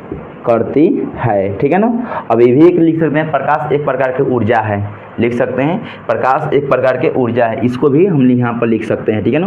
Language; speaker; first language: Hindi; native; Hindi